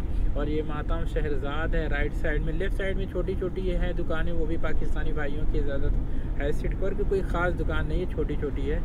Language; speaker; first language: Hindi; native; Hindi